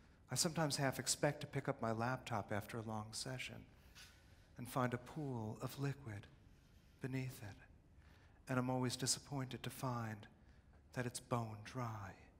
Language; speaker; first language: English; native; English